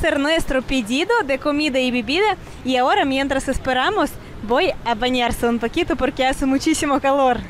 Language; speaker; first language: Spanish; non-native, fluent; Russian